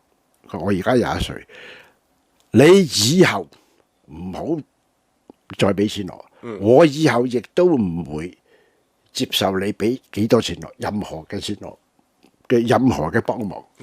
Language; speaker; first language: Cantonese; native; Cantonese